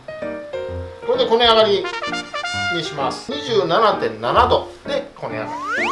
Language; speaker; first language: Japanese; native; Japanese